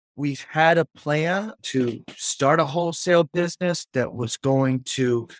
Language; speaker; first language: English; native; English